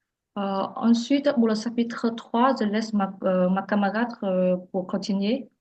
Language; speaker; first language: French; non-native, learner; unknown